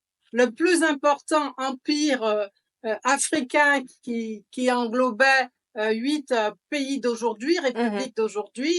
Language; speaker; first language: French; native; French